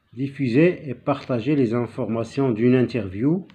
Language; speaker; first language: French; non-native, local second language; Arabic